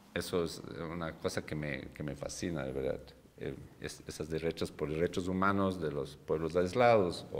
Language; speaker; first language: Spanish; non-native, fluent; German